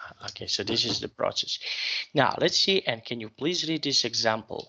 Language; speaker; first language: English; non-native, fluent; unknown